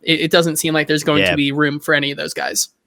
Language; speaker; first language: English; native; English